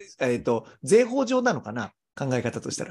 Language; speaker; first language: Japanese; native; Japanese